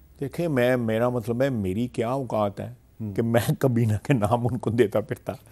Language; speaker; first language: Urdu; non-native, local second language; Punjabi